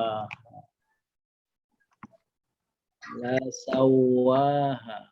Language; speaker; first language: Arabic; non-native, fluent; Indonesian